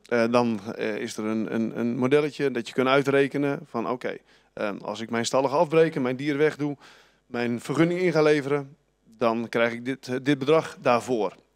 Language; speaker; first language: Dutch; native; Dutch